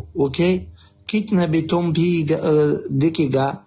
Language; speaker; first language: Hindi; non-native, learner; Pashto